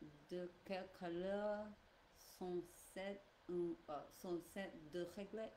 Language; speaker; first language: French; non-native, learner; English